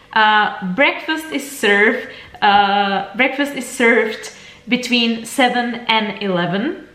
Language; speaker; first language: English; non-native, fluent; Czech